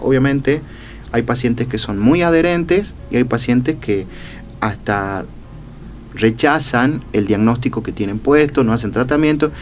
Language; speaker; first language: Spanish; native; Spanish